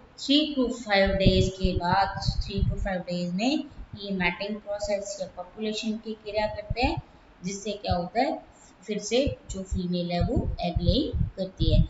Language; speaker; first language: Hindi; native; Hindi